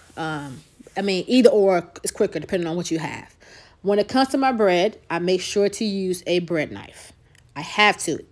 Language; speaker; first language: English; native; English